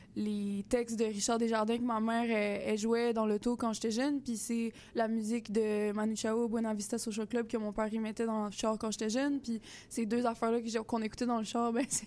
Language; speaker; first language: French; native; French